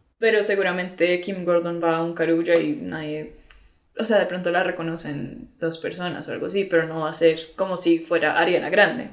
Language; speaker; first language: Spanish; early bilingual, other home language; English